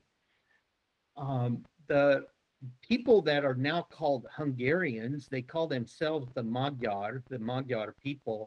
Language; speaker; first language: English; native; English